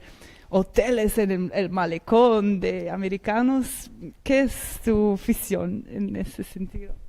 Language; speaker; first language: Spanish; non-native, fluent; Dutch